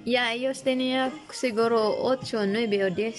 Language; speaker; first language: Spanish; non-native, learner; Filipino